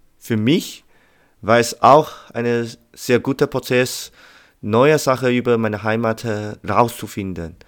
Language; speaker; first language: German; non-native, learner; Chinese